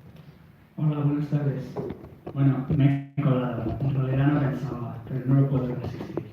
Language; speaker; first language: Spanish; native; Spanish